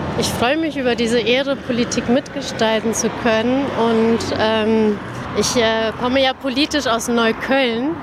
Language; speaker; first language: German; early bilingual, other home language; Persian